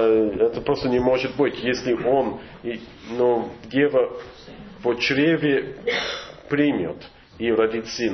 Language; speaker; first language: Russian; non-native, fluent; English